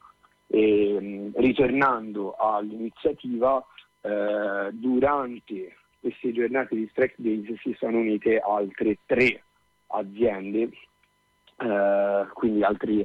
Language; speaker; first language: Italian; native; Italian